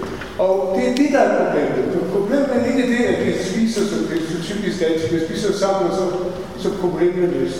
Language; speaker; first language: Danish; non-native, learner; Polish